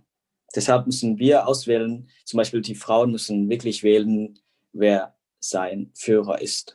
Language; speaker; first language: German; non-native, fluent; Indonesian